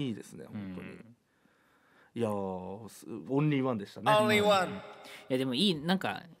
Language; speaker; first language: Japanese; native; Japanese